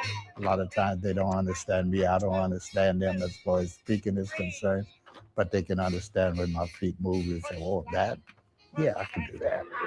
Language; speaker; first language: English; native; English